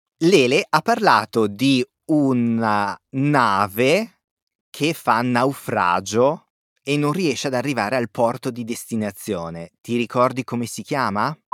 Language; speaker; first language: Italian; native; Italian